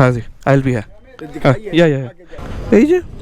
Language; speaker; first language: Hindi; non-native, local second language; Bangla